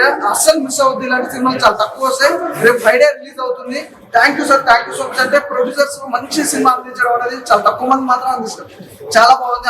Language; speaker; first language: Telugu; native; Telugu